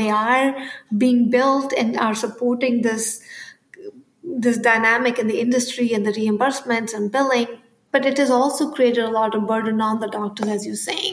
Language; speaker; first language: English; non-native, local second language; Hindi